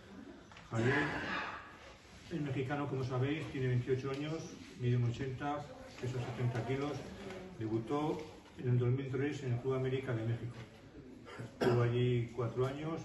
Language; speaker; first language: Spanish; native; Spanish